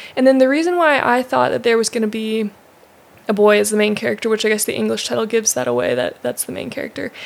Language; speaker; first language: English; native; English